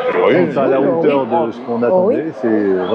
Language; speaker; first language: French; native; French